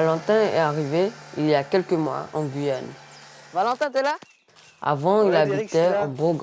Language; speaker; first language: French; non-native, local second language; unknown